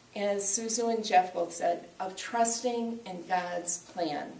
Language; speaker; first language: English; native; English